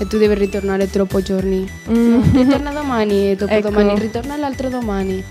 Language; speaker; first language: Italian; non-native, learner; Spanish